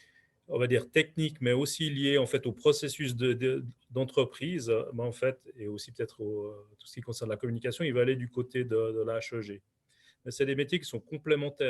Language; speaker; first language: French; native; French